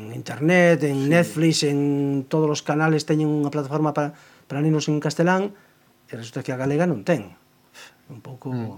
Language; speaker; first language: Galician; native; Galician